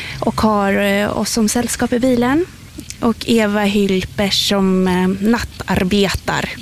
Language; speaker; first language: Swedish; native; Swedish